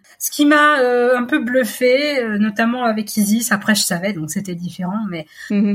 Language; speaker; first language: French; native; French